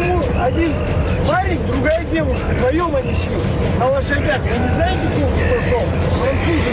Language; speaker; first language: Russian; non-native, learner; French